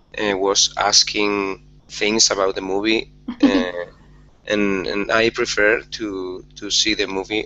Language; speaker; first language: English; non-native, learner; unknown